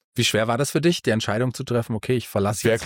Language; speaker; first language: German; native; German